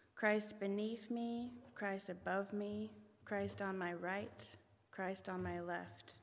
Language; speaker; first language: English; native; English